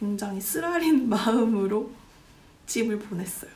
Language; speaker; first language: Korean; native; Korean